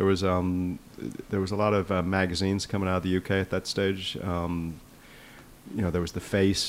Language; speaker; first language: English; native; English